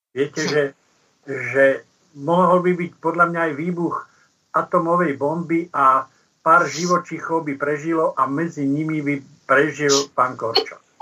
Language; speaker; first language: Slovak; native; Slovak